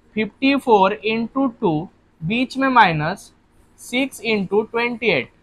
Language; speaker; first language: Hindi; non-native, local second language; Marathi